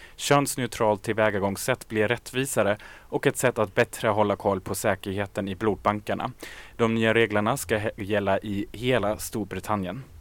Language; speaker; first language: Swedish; native; Swedish